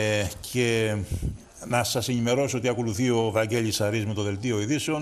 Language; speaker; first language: Greek; native; Greek